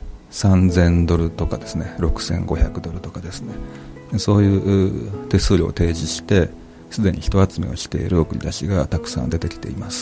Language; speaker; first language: Japanese; native; Japanese